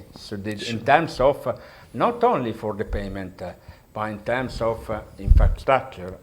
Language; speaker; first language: English; non-native, learner; Italian